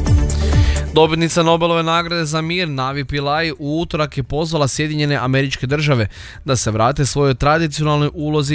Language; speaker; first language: Croatian; native; Croatian